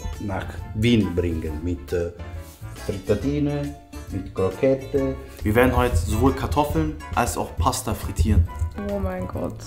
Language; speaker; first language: German; native; German